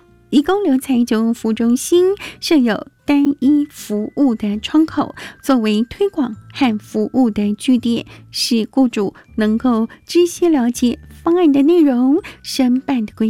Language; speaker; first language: Chinese; native; Chinese